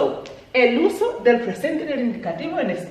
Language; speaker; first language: Spanish; non-native, fluent; English